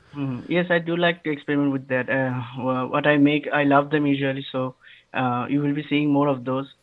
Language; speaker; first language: English; non-native, local second language; Bangla